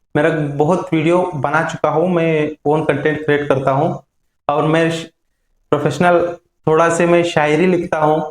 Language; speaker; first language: Hindi; non-native, local second language; Kannada